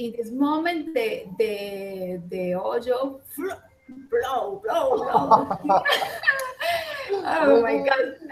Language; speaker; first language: English; non-native, learner; Spanish